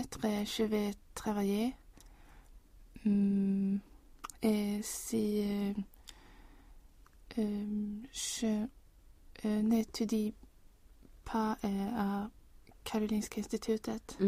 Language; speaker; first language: French; non-native, learner; Swedish